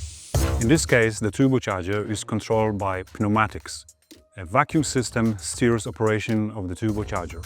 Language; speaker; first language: English; non-native, fluent; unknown